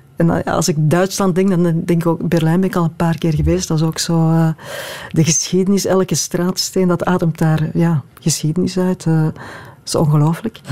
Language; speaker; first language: Dutch; native; Dutch